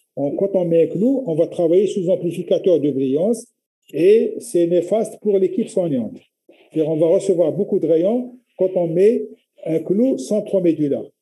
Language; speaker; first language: French; non-native, local second language; Arabic